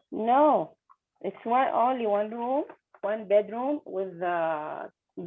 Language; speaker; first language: English; non-native, learner; Arabic